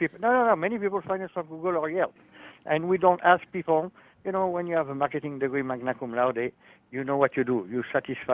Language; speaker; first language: English; non-native, fluent; French